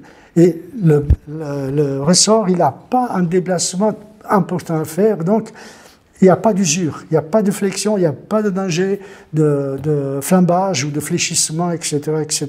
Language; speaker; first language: French; non-native, fluent; Italian